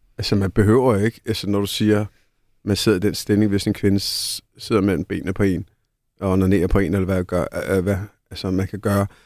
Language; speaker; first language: Danish; early bilingual, other home language; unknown